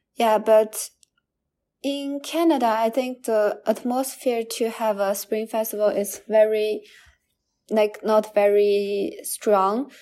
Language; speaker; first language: English; non-native, learner; Chinese